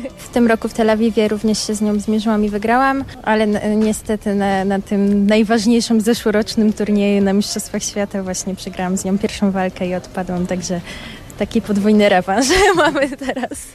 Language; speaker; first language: Polish; native; Polish